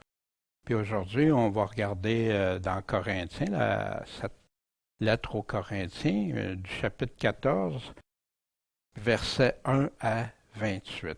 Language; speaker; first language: French; native; French